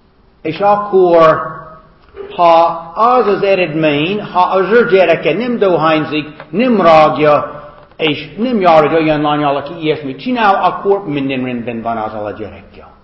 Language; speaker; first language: Hungarian; non-native, fluent; English